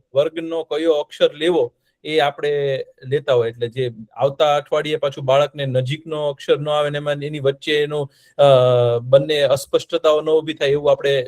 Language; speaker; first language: Gujarati; native; Gujarati